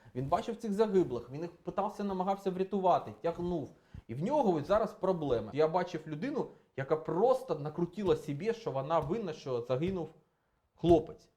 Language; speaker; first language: Ukrainian; non-native, local second language; Russian